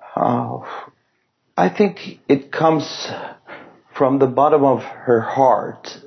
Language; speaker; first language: English; non-native, fluent; Persian